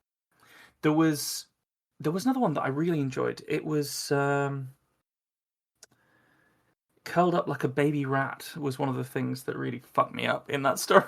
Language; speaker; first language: English; native; English